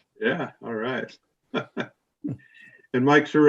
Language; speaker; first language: English; native; English